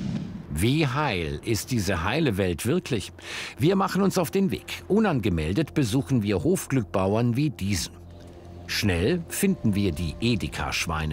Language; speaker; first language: German; native; German